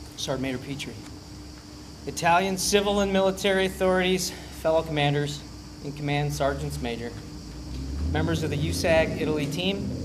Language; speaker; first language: English; native; English